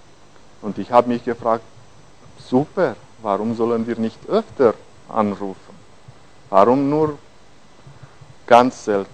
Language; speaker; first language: German; non-native, fluent; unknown